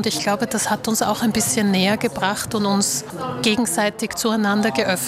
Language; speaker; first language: German; early bilingual, other home language; Slovak